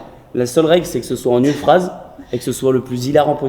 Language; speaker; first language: French; native; French